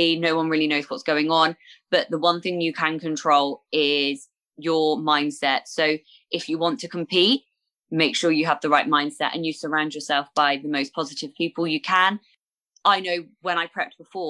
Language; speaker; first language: English; native; English